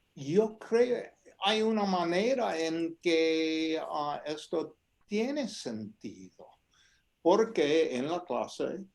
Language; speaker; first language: Spanish; non-native, fluent; English